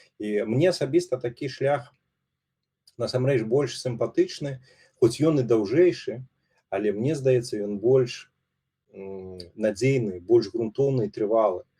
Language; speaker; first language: Belarusian; non-native, local second language; Russian